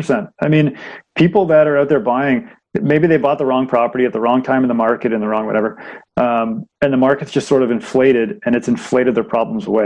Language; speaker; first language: English; native; English